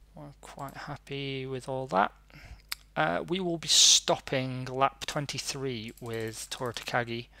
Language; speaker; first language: English; native; English